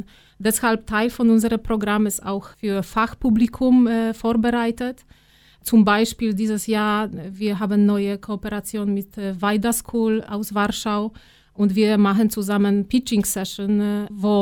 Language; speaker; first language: German; non-native, fluent; Polish